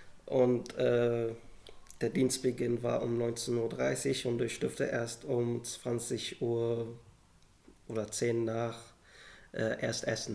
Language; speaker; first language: German; non-native, fluent; Arabic